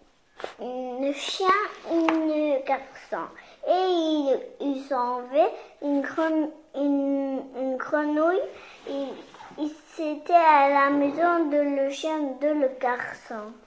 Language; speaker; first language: French; non-native, local second language; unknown